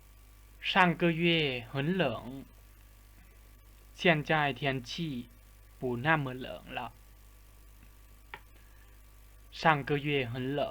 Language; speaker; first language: Chinese; non-native, fluent; Lao